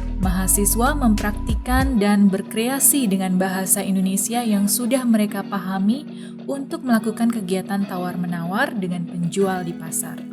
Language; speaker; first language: Indonesian; native; Indonesian